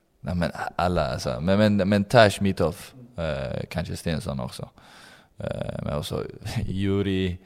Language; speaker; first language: Swedish; non-native, learner; Danish